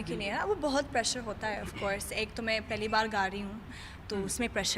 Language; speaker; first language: Hindi; non-native, fluent; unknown